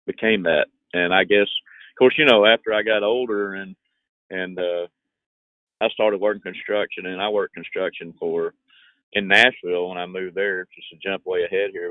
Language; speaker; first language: English; native; English